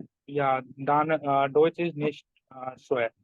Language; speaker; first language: German; non-native, learner; Hindi